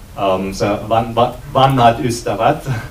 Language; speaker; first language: Finnish; non-native, learner; German